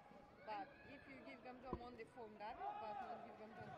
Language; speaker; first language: English; non-native, learner; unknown